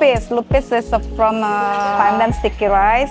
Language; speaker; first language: English; non-native, fluent; Indonesian